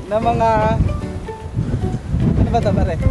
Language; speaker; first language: Filipino; native; Filipino